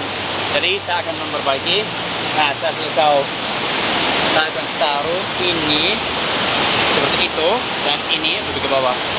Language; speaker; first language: Indonesian; non-native, learner; English